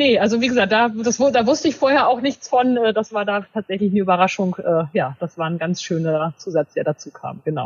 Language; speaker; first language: German; native; German